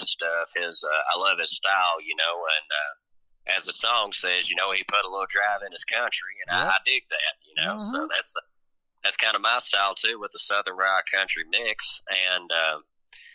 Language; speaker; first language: English; native; English